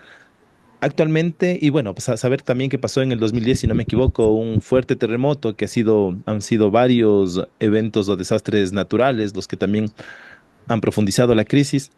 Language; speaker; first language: Spanish; native; Spanish